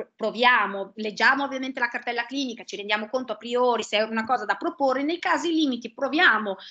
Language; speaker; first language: Italian; native; Italian